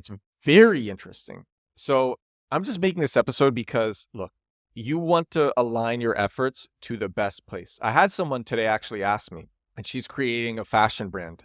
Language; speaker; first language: English; native; English